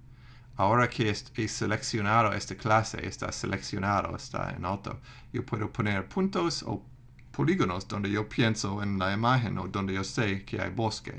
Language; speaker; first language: Spanish; non-native, fluent; English